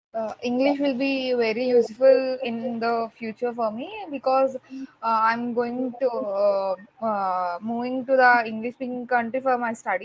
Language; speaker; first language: English; non-native, learner; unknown